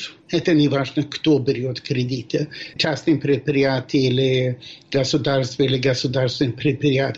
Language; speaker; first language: Russian; non-native, fluent; Swedish